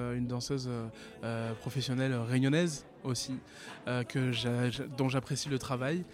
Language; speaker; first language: French; native; French